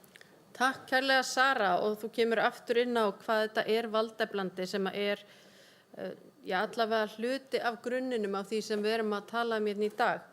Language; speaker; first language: Icelandic; native; Icelandic